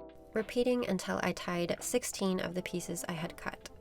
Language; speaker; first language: English; native; English